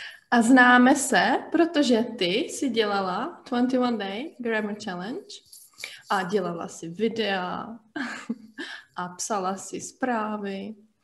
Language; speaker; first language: Czech; native; Czech